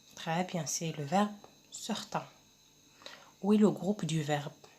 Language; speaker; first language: French; non-native, local second language; Arabic